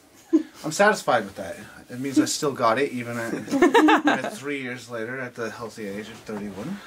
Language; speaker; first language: English; native; English